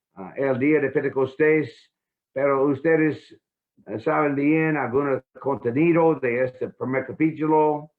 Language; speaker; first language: Spanish; non-native, fluent; English